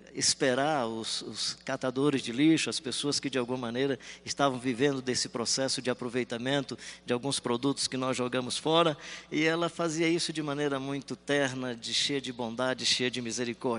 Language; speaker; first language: Portuguese; native; Portuguese